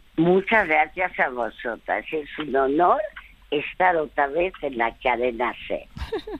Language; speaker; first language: Spanish; early bilingual, other home language; French